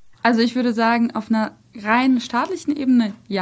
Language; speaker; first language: German; early bilingual, other home language; Russian